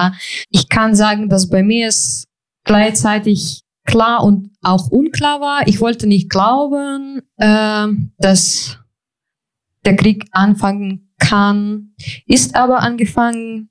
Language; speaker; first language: German; non-native, fluent; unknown